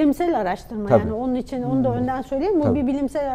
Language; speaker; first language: Turkish; native; Turkish